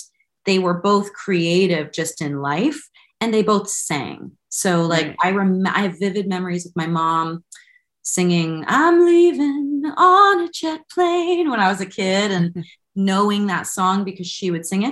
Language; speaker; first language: English; native; English